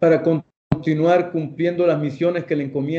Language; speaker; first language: Spanish; native; Spanish